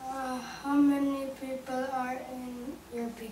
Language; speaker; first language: English; non-native, learner; Greek